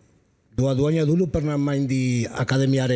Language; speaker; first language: Indonesian; non-native, fluent; Spanish